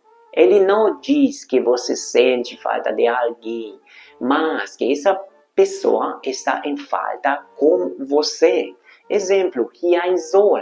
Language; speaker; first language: Portuguese; non-native, fluent; Hungarian